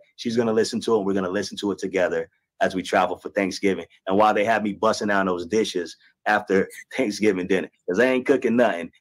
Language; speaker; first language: English; native; English